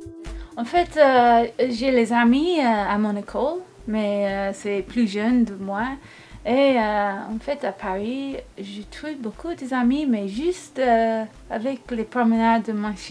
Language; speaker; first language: French; non-native, learner; English